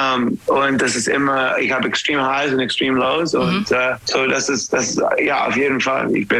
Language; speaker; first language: German; non-native, learner; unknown